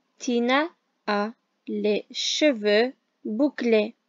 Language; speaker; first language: French; non-native, fluent; Armenian